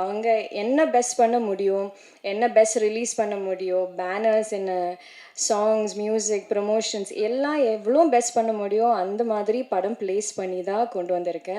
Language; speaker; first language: Tamil; non-native, learner; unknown